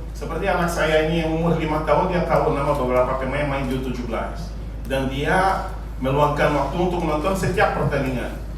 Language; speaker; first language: Indonesian; non-native, fluent; Portuguese